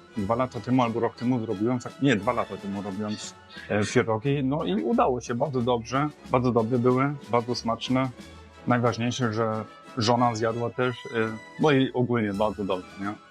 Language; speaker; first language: Polish; non-native, learner; German